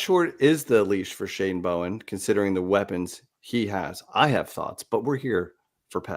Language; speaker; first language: English; native; English